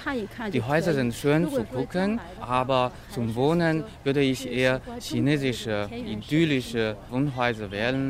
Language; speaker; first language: German; non-native, fluent; Chinese